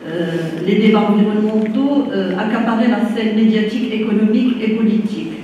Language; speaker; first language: French; non-native, local second language; Arabic